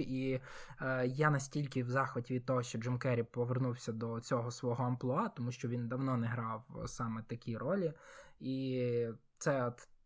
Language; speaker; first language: Ukrainian; native; Ukrainian